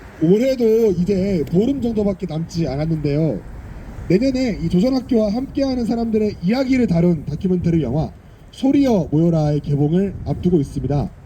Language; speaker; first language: Korean; native; Korean